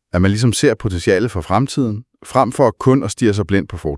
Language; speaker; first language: Danish; native; Danish